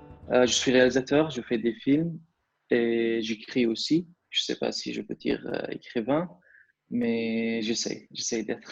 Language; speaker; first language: French; non-native, fluent; Arabic